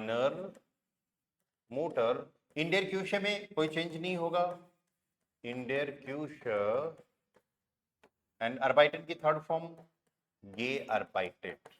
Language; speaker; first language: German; non-native, fluent; Hindi